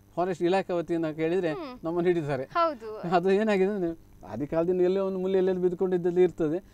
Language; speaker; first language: Kannada; native; Kannada